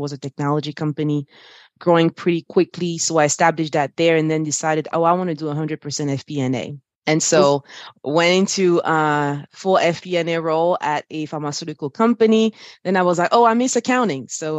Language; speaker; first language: English; non-native, fluent; French